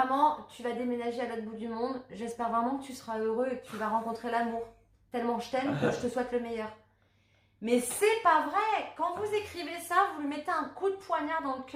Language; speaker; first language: French; native; French